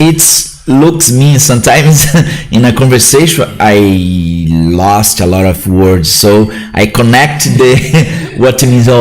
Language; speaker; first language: English; non-native, learner; Portuguese